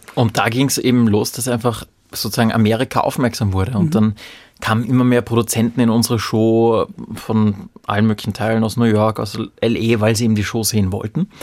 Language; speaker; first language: German; native; German